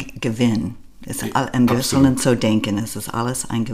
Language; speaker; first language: German; non-native, learner; English